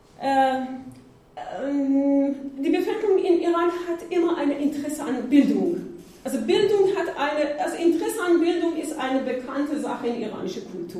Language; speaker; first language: German; non-native, learner; Persian